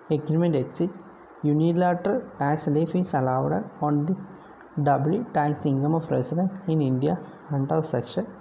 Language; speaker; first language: English; non-native, local second language; Malayalam